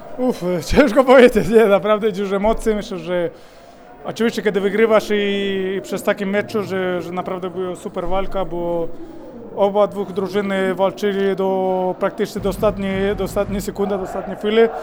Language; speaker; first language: Polish; non-native, fluent; Spanish